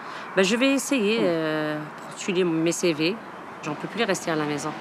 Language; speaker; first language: French; non-native, learner; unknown